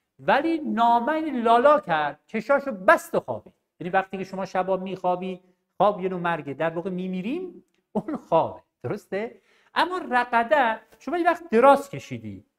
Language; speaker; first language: Persian; non-native, local second language; Arabic